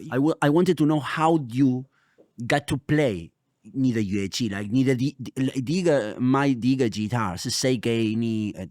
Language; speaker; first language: Chinese; non-native, fluent; Spanish